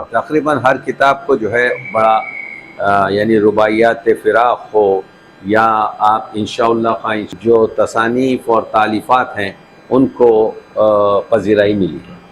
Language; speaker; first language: Urdu; native; Urdu